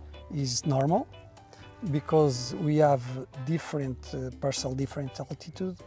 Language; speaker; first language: English; non-native, learner; Portuguese